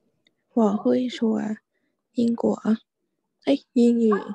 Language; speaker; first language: Chinese; non-native, learner; Thai